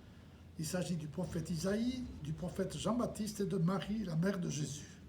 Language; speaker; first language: French; native; French